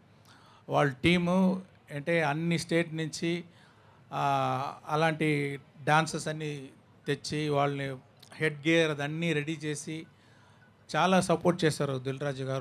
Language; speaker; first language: Telugu; non-native, fluent; Tamil